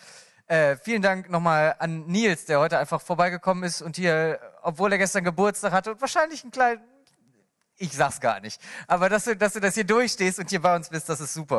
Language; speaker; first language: German; native; German